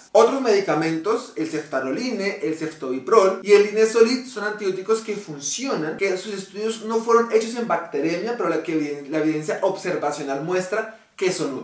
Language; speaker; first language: Spanish; native; Spanish